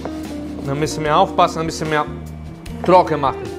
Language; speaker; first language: German; non-native, learner; Italian